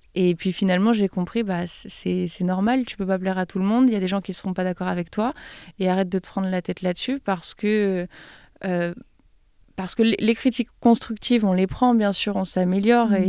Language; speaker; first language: French; native; French